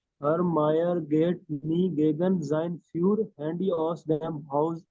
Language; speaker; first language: German; non-native, learner; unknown